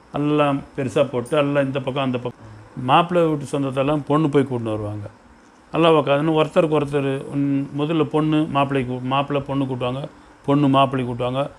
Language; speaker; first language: Tamil; non-native, local second language; Marathi